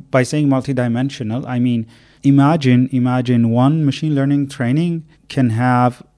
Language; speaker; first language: English; non-native, fluent; Armenian